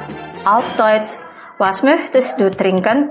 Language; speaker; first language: German; non-native, fluent; Indonesian